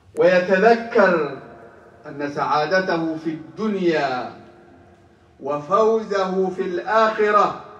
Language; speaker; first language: Arabic; non-native, local second language; Somali